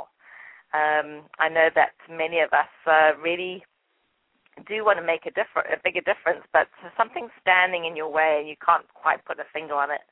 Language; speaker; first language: English; native; English